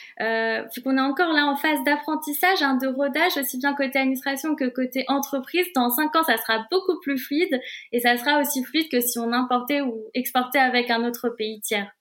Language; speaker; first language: French; native; French